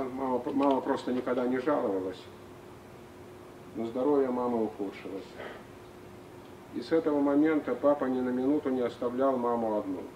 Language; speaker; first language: Russian; native; Russian